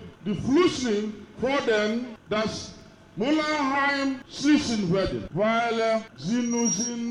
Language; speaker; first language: German; non-native, learner; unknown